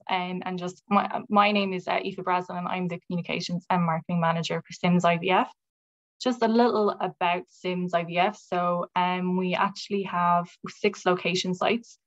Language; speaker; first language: English; native; English